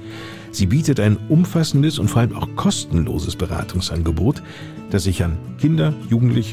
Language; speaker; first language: German; native; German